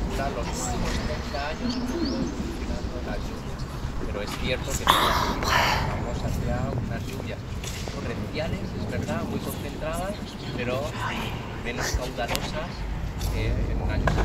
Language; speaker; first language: Spanish; native; Spanish